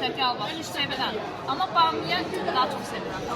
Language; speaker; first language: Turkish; non-native, learner; Azerbaijani